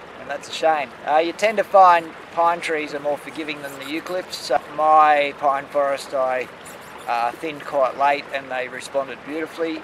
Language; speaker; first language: English; native; English